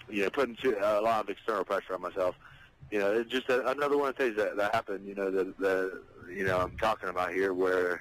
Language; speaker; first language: English; native; English